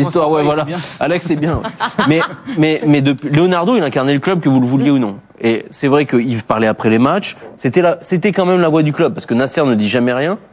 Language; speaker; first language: French; native; French